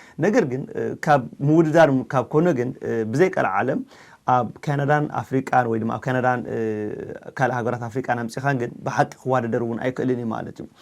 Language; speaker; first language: Tigrinya; native; Tigrinya